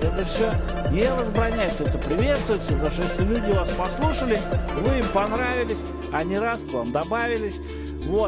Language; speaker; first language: Russian; native; Russian